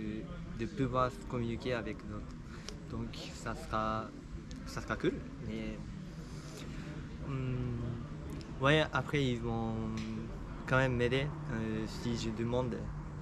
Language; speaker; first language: French; non-native, fluent; Japanese